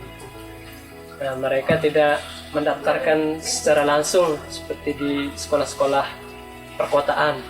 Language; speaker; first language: Indonesian; non-native, local second language; Sasak